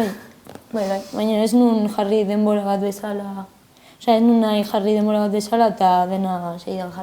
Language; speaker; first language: Basque; non-native, local second language; Spanish